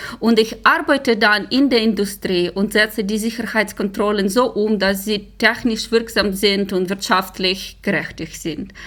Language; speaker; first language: German; non-native, fluent; Ukrainian